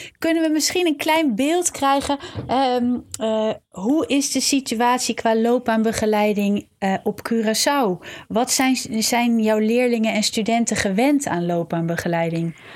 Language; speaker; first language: Dutch; native; Dutch